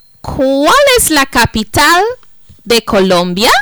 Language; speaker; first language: Spanish; non-native, fluent; English